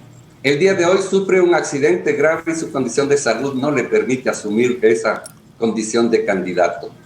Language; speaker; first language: Spanish; native; Spanish